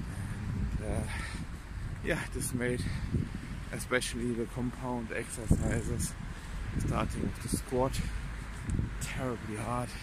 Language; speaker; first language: English; non-native, fluent; German